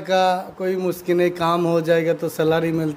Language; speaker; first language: Hindi; non-native, local second language; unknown